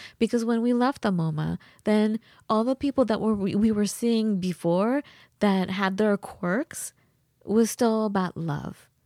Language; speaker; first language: English; early bilingual, other home language; Persian